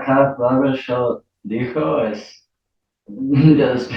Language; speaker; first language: Spanish; non-native, learner; English